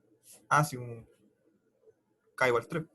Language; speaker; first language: Spanish; native; Spanish